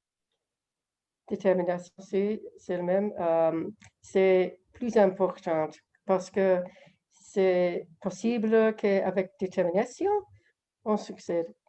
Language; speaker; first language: French; non-native, learner; English